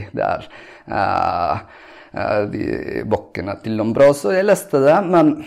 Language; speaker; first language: Norwegian; non-native, fluent; Spanish